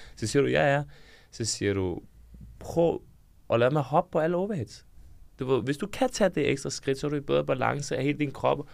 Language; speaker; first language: Danish; early bilingual, other home language; Serbian